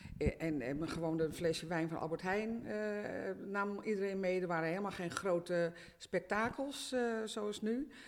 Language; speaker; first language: Dutch; native; Dutch